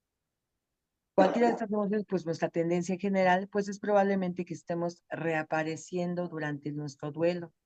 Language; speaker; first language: Spanish; native; Spanish